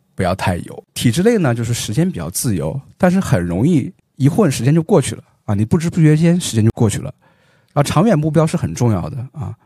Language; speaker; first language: Chinese; native; Chinese